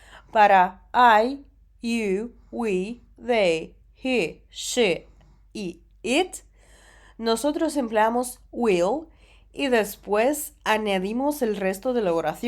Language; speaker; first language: Spanish; non-native, fluent; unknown